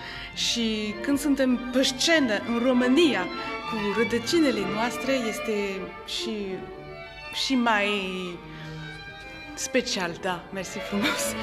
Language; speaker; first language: Romanian; early bilingual, heritage; Romanian